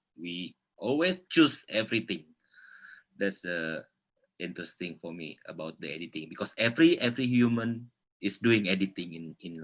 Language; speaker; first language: English; non-native, local second language; Indonesian